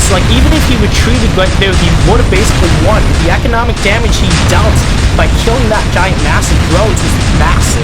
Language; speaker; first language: English; native; English